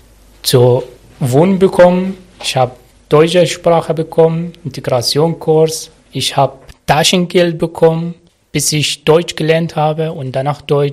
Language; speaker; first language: German; non-native, learner; Arabic